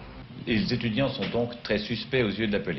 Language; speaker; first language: French; native; French